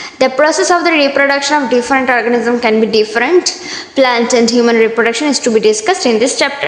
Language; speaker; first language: English; non-native, local second language; Bangla